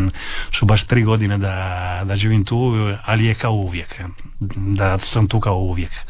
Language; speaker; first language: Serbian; early bilingual, heritage; Italian